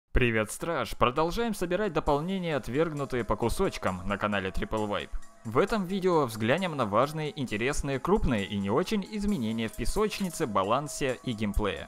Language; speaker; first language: Russian; native; Russian